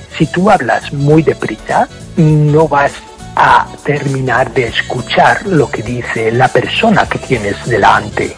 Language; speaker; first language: Spanish; non-native, fluent; English